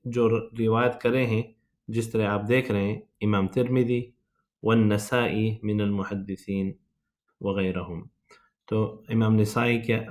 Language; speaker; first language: Urdu; native; Urdu